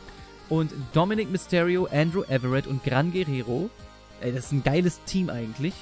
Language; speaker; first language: German; native; German